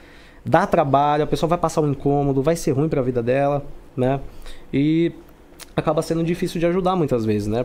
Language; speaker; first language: Portuguese; native; Portuguese